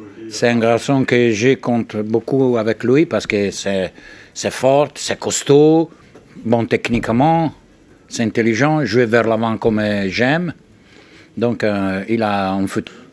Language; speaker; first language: French; non-native, learner; Italian